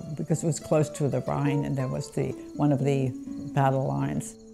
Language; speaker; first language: English; non-native, fluent; German